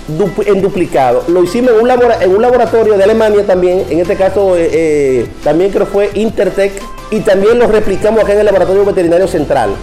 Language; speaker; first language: Spanish; native; Spanish